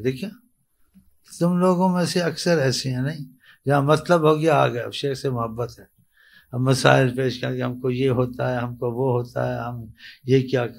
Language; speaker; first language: Urdu; native; Urdu